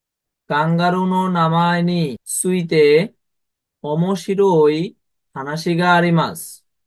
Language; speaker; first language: Japanese; non-native, fluent; Bangla